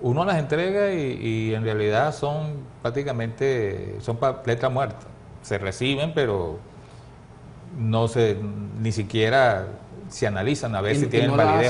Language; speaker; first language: Spanish; native; Spanish